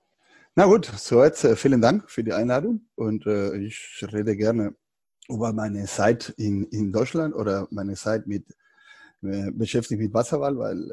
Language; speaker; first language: German; non-native, fluent; Spanish